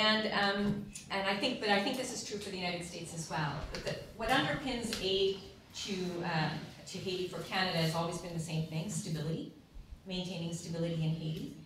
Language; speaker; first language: English; native; English